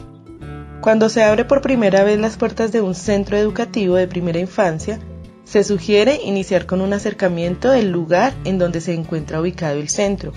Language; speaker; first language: Spanish; native; Spanish